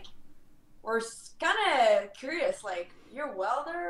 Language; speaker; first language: English; non-native, fluent; French